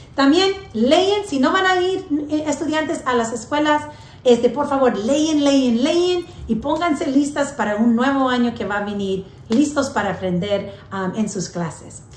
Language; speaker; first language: Spanish; early bilingual, heritage; English